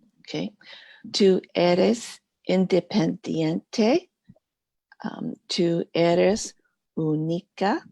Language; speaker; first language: Spanish; non-native, learner; English